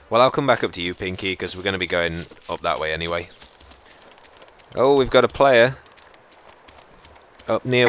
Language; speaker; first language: English; native; English